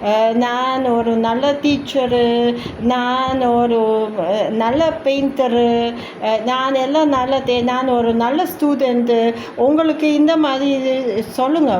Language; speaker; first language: Tamil; non-native, learner; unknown